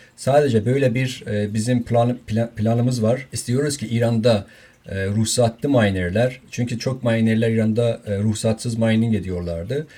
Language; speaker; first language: Turkish; non-native, fluent; Persian